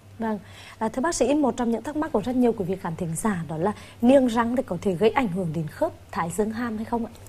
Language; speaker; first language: Vietnamese; native; Vietnamese